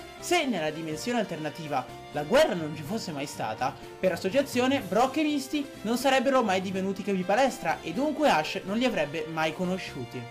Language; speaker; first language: Italian; native; Italian